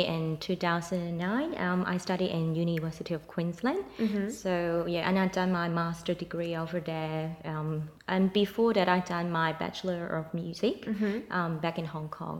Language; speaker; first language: English; non-native, local second language; Cantonese